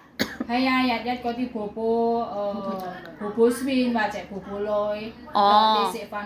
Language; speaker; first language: Cantonese; non-native, learner; Indonesian